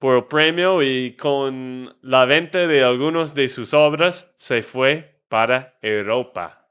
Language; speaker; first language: Spanish; non-native, fluent; English